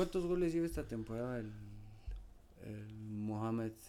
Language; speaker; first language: Spanish; native; Spanish